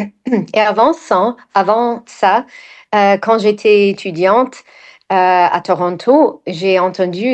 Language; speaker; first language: French; non-native, fluent; English